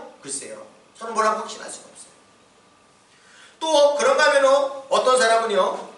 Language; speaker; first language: Korean; native; Korean